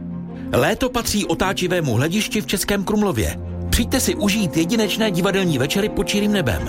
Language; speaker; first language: Czech; native; Czech